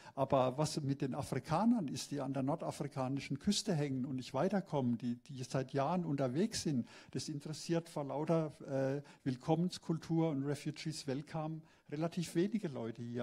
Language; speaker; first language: German; native; German